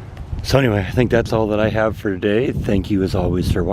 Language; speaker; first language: English; native; English